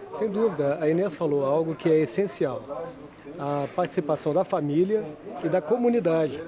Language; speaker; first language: Portuguese; native; Portuguese